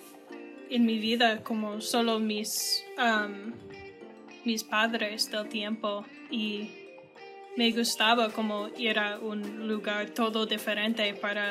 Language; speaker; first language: Spanish; non-native, learner; English